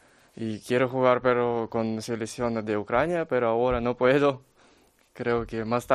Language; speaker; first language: Spanish; non-native, learner; Ukrainian